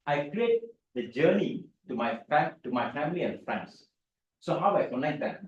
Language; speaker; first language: English; non-native, local second language; Tamil